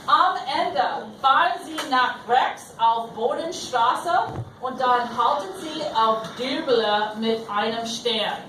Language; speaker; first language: German; non-native, fluent; English